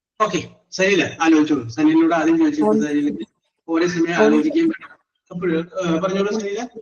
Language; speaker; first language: Malayalam; native; Malayalam